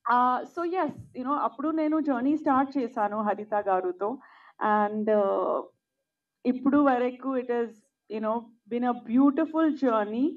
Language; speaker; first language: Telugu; non-native, local second language; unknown